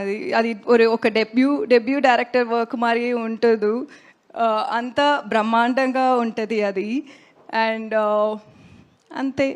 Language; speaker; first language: Telugu; non-native, learner; Tamil